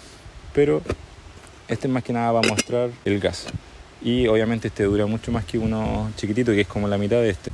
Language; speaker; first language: Spanish; native; Spanish